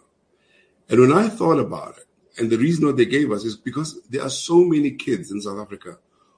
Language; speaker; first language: English; non-native, local second language; Zulu